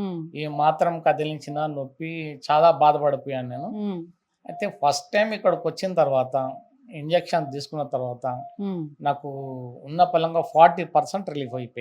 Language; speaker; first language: Telugu; native; Telugu